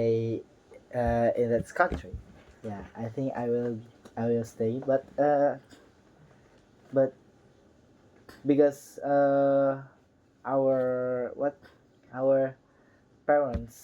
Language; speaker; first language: English; non-native, learner; Indonesian